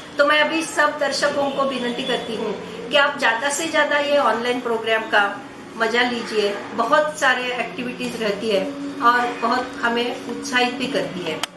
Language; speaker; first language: Hindi; non-native, local second language; Marathi